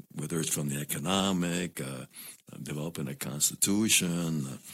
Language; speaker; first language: English; non-native, local second language; Spanish